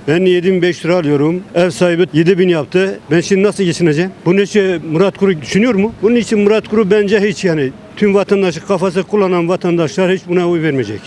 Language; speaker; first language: Turkish; native; Turkish